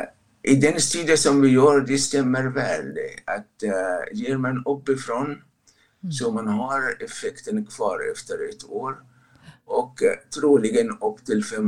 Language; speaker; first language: Swedish; non-native, fluent; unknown